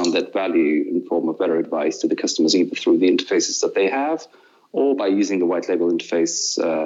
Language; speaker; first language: English; non-native, fluent; Russian